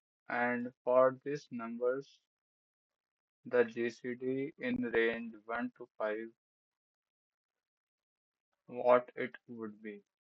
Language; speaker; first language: English; non-native, local second language; Hindi